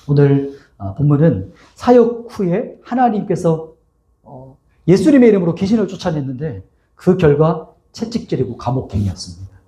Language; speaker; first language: Korean; native; Korean